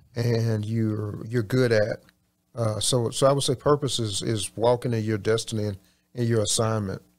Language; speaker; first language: English; native; English